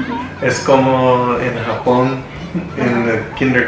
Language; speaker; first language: Spanish; non-native, learner; Vietnamese